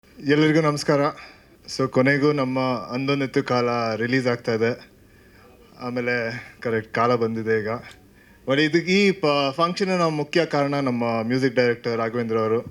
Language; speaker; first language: Kannada; native; Kannada